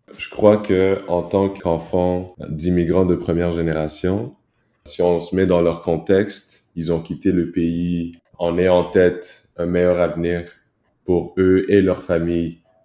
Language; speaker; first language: French; early bilingual, other home language; Kinyarwanda